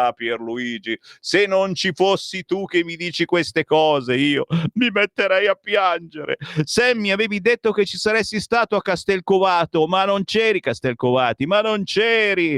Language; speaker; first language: Italian; native; Italian